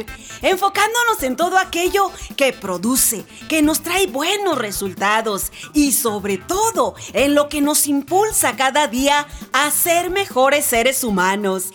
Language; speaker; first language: Spanish; native; Spanish